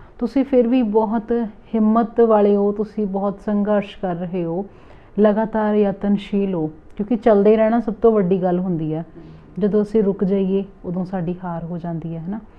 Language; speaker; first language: Punjabi; native; Punjabi